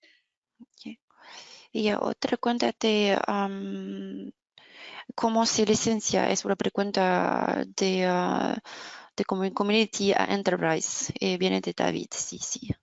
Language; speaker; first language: Spanish; non-native, fluent; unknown